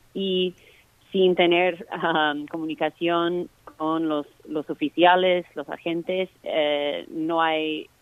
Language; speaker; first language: Spanish; non-native, fluent; English